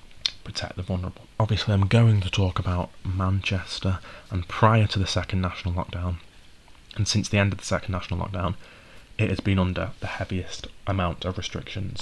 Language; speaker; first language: English; native; English